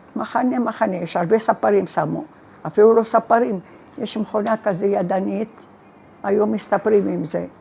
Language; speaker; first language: Hebrew; non-native, fluent; Arabic